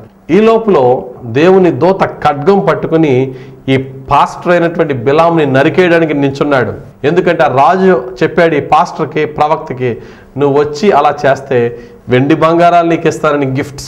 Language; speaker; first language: Telugu; native; Telugu